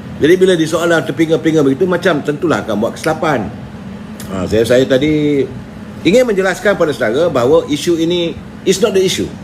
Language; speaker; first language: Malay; native; Malay